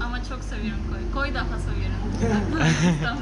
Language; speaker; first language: Turkish; non-native, learner; Spanish